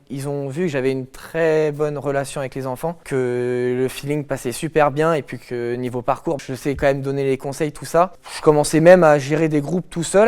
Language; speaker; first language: French; native; French